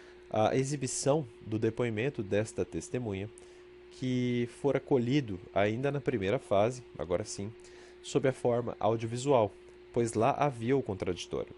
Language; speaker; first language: Portuguese; native; Portuguese